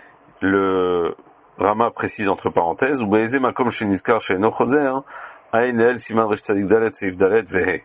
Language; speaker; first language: French; native; French